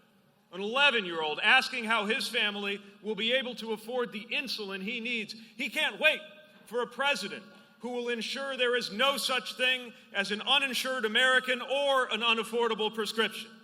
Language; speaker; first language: English; native; English